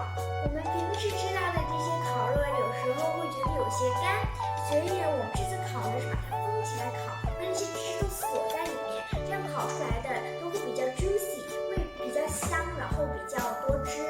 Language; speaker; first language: Chinese; early bilingual, heritage; Chinese